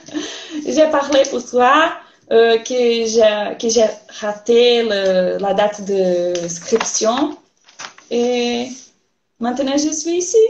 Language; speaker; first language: French; non-native, learner; Portuguese